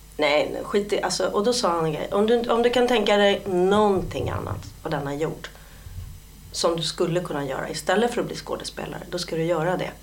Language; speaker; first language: Swedish; native; Swedish